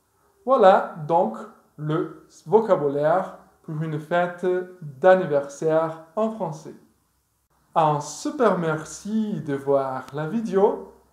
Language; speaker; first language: French; non-native, fluent; Portuguese